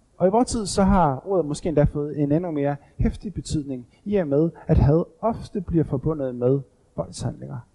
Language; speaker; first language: Danish; native; Danish